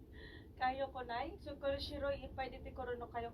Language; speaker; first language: Japanese; non-native, fluent; Filipino